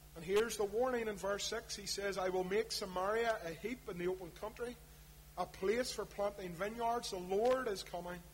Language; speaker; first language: English; native; English